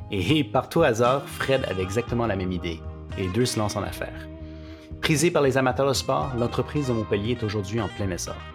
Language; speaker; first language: French; native; French